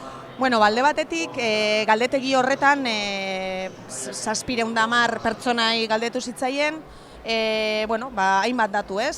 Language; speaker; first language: Basque; native; Basque